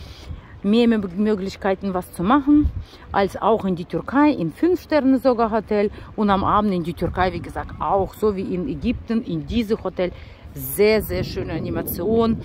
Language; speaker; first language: German; non-native, learner; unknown